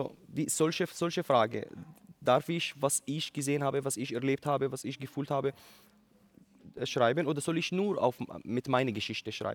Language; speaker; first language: German; non-native, learner; Arabic